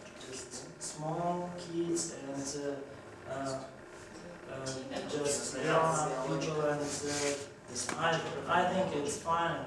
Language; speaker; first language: English; non-native, fluent; Russian